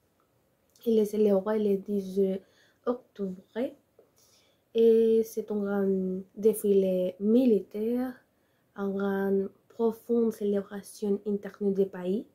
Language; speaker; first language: French; non-native, learner; Spanish